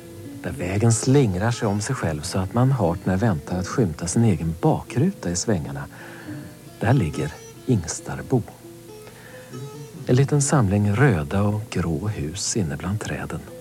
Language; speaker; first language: Swedish; native; Swedish